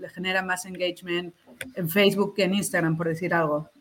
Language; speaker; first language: Spanish; native; Spanish